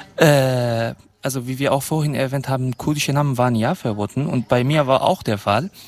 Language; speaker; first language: German; non-native, fluent; Kurdish